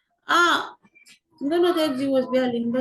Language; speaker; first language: English; non-native, learner; Haitian Creole